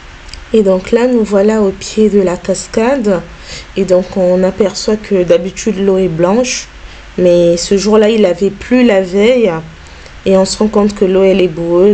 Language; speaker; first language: French; native; French